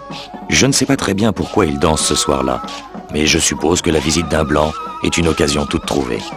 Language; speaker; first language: French; native; French